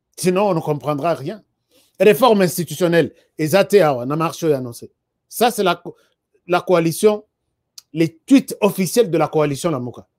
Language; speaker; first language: French; non-native, local second language; Lingala